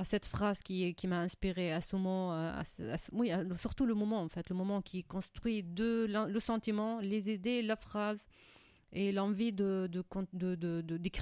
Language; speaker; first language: French; non-native, fluent; Arabic